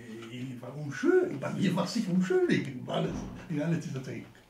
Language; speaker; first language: German; non-native, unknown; Italian